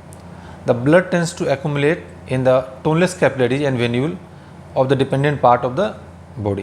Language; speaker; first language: English; non-native, local second language; Hindi